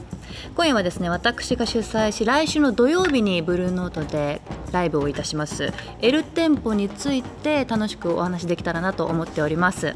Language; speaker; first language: Japanese; native; Japanese